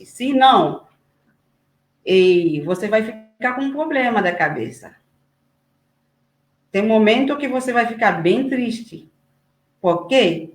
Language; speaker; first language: Portuguese; non-native, learner; Haitian Creole